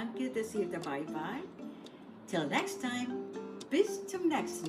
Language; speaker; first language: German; non-native, fluent; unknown